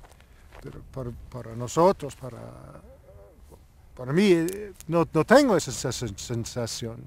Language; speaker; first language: Spanish; non-native, learner; English